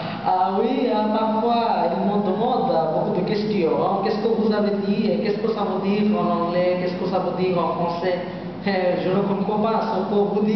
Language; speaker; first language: French; non-native, learner; Bangla